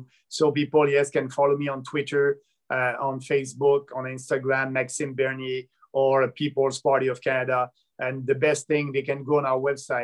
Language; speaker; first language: English; non-native, local second language; French